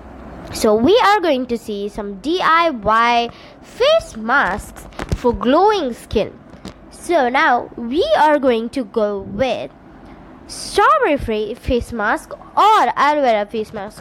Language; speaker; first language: English; non-native, local second language; Tamil